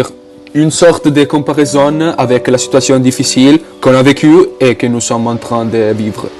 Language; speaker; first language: French; non-native, learner; Italian